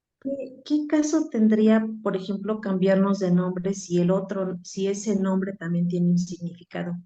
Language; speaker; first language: Spanish; native; Spanish